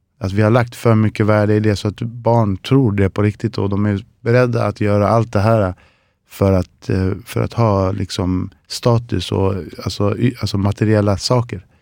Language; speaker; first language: Swedish; early bilingual, other home language; Spanish